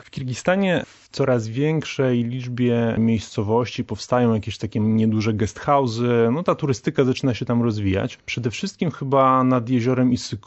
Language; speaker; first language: Polish; native; Polish